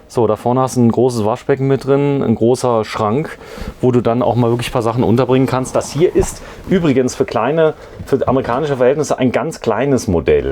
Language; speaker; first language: German; native; German